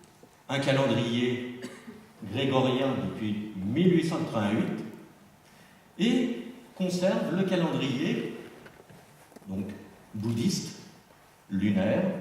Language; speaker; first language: French; native; French